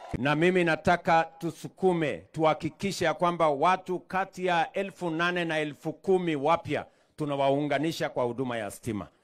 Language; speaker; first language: Swahili; non-native, local second language; Kalenjin